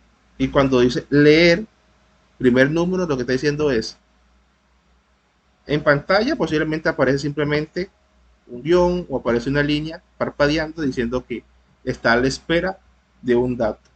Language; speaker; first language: Spanish; native; Spanish